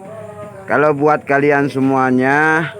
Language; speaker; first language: Indonesian; non-native, local second language; Achinese